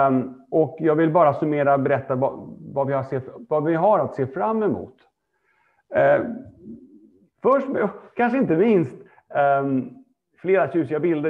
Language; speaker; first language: Swedish; native; Swedish